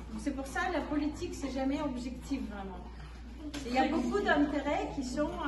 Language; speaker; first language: French; non-native, fluent; Ukrainian